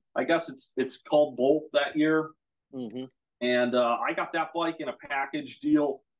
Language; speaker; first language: English; native; English